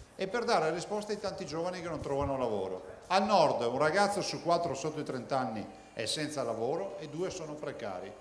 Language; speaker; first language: Italian; non-native, local second language; Venetian